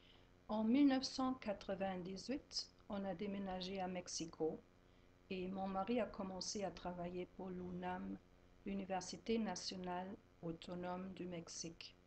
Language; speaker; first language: French; non-native, fluent; German